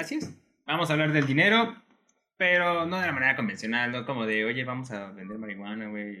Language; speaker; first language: Spanish; native; Spanish